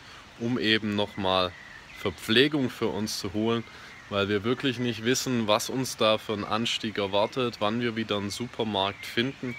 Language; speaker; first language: German; native; German